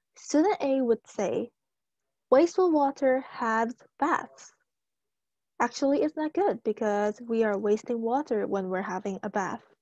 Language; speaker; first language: English; non-native, local second language; Chinese